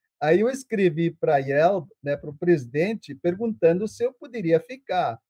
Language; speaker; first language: Portuguese; non-native, local second language; German